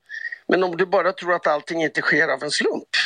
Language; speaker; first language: Swedish; native; Swedish